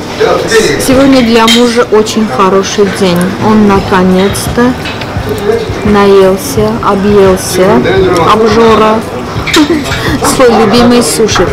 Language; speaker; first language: Russian; non-native, fluent; Armenian